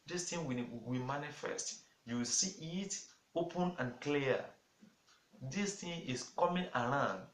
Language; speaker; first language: English; non-native, local second language; Yoruba